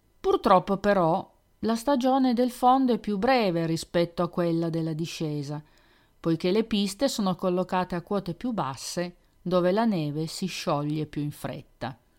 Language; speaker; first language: Italian; native; Italian